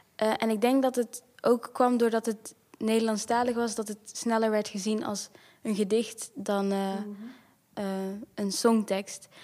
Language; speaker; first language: Dutch; early bilingual, other home language; Kinyarwanda